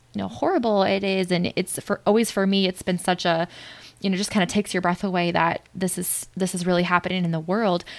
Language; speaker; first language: English; native; English